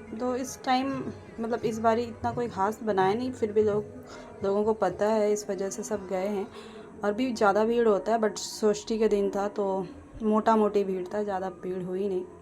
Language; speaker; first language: Hindi; non-native, local second language; Bangla